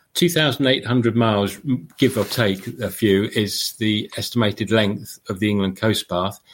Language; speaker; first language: English; native; English